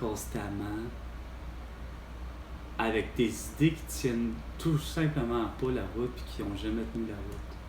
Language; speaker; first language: French; native; French